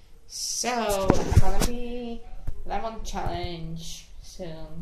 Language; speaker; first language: English; non-native, fluent; Ukrainian